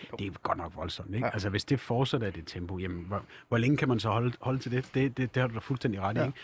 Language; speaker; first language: Danish; native; Danish